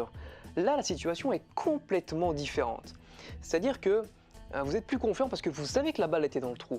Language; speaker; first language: French; native; French